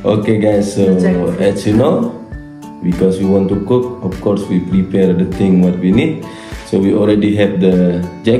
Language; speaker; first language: English; non-native, fluent; Indonesian